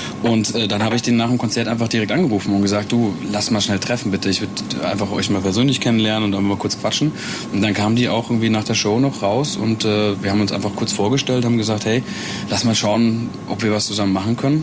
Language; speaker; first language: German; native; German